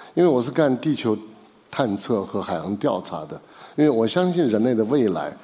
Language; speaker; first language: Chinese; native; Chinese